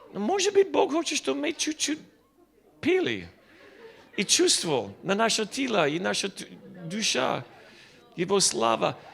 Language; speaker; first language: Russian; non-native, learner; English